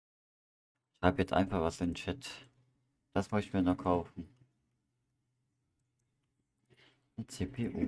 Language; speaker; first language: German; native; German